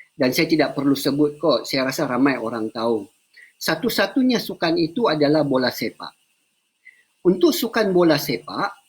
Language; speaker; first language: Malay; non-native, local second language; Central Dusun